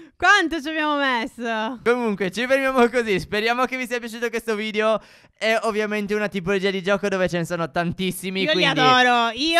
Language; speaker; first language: Italian; native; Italian